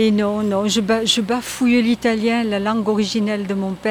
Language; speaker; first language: French; native; French